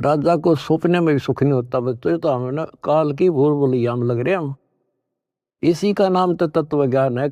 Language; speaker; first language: Hindi; native; Hindi